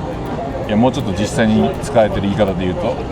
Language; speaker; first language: Japanese; native; Japanese